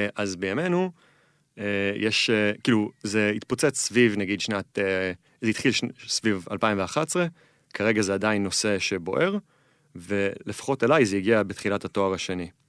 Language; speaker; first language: Hebrew; native; Hebrew